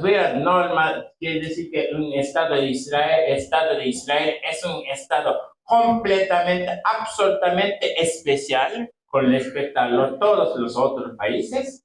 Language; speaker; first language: Spanish; non-native, fluent; Japanese